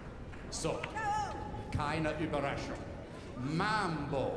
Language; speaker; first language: German; non-native, learner; English